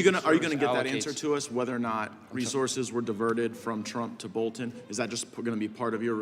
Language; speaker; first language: English; native; English